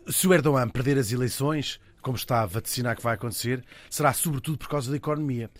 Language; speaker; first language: Portuguese; native; Portuguese